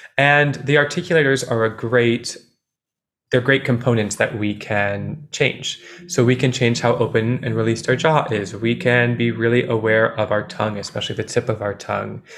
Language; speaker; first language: English; native; English